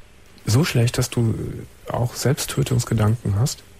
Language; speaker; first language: German; native; German